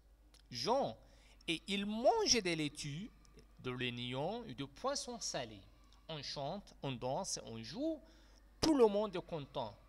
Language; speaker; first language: French; non-native, fluent; Arabic